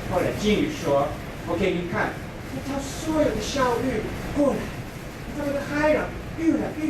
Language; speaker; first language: Chinese; non-native, fluent; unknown